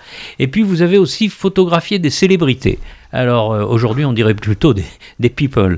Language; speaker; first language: French; native; French